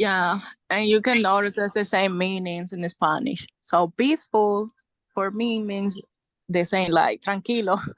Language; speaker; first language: English; non-native, fluent; Spanish